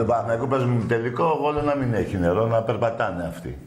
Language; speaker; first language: Greek; native; Greek